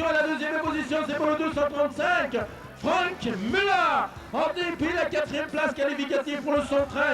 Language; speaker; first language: French; native; French